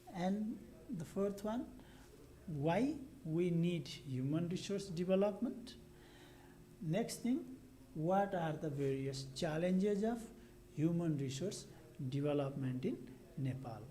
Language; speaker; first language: English; non-native, local second language; Nepali